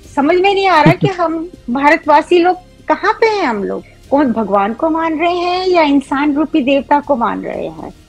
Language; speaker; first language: Hindi; native; Hindi